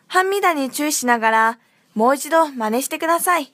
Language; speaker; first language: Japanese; non-native, fluent; Korean